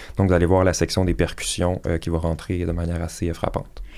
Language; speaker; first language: French; native; French